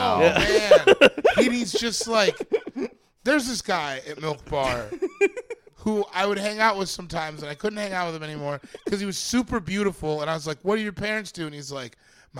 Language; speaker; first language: English; native; English